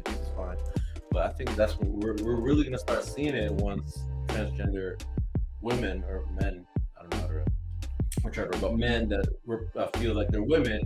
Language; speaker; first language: English; native; English